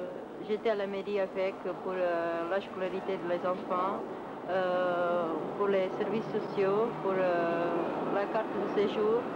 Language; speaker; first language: French; non-native, fluent; Portuguese